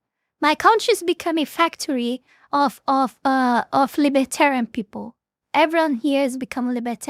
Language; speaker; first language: English; non-native, fluent; Portuguese